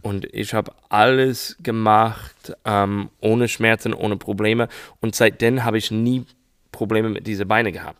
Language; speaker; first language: German; non-native, learner; English